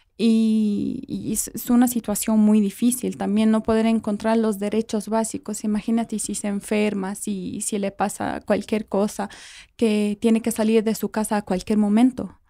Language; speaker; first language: Spanish; non-native, fluent; Arabic